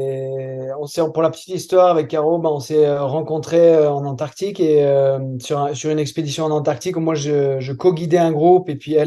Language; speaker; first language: French; native; French